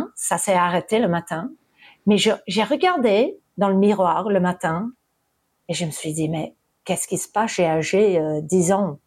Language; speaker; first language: French; early bilingual, heritage; English